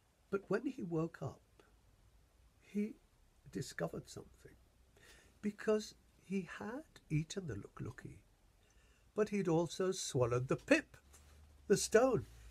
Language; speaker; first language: English; native; English